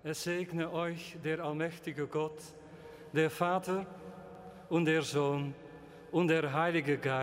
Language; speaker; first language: German; non-native, learner; Dutch